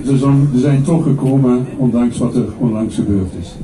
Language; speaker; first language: Dutch; non-native, local second language; French